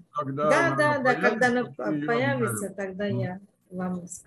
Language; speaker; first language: Russian; non-native, fluent; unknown